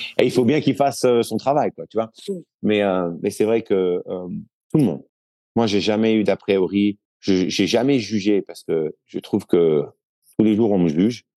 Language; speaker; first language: French; native; French